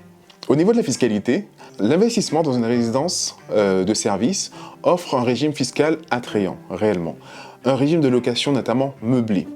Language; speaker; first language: French; native; French